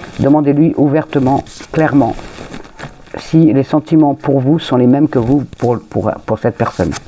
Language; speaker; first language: French; early bilingual, other home language; Portuguese